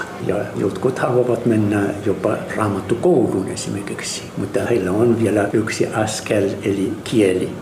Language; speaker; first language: Finnish; non-native, fluent; Arabic